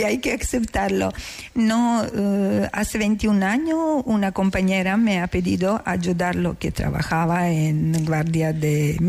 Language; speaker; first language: Spanish; non-native, learner; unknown